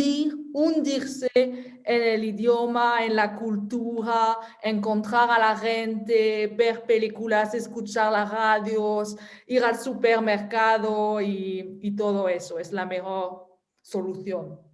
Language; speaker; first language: Spanish; non-native, fluent; French